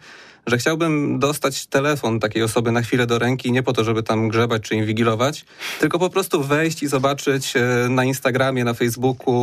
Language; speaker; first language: Polish; native; Polish